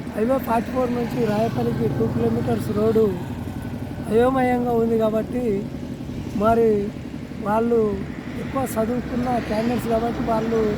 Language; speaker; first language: Telugu; native; Telugu